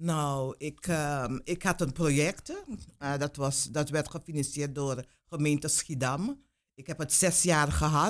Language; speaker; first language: Dutch; non-native, local second language; Papiamento